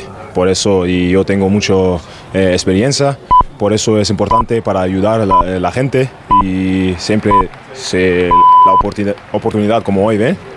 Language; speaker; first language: Spanish; non-native, learner; German